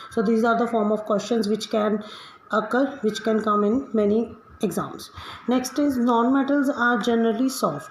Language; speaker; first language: English; non-native, local second language; Punjabi